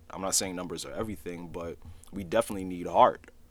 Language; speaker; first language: English; native; English